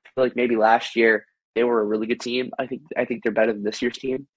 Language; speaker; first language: English; native; English